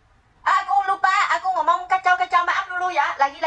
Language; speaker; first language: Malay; non-native, learner; Vietnamese